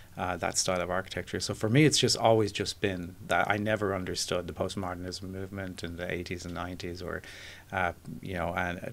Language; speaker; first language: English; native; English